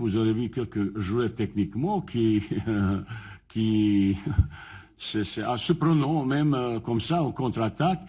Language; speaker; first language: French; non-native, learner; Bosnian